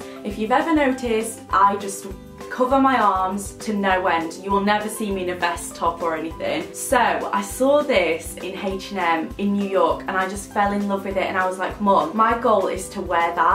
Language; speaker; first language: English; native; English